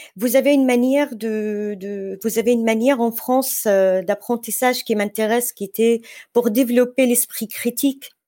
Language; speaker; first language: French; non-native, fluent; Arabic